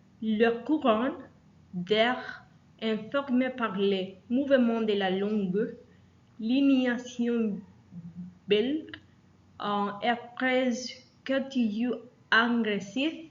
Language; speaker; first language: French; non-native, learner; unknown